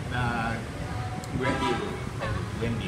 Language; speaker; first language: Vietnamese; non-native, learner; Japanese